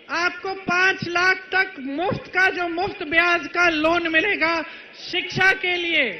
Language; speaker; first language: Hindi; native; Hindi